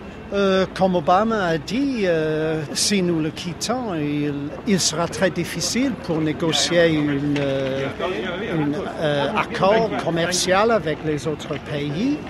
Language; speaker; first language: French; non-native, fluent; English